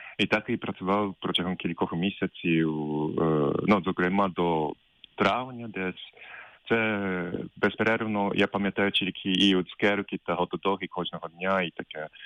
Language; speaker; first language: Ukrainian; non-native, fluent; Japanese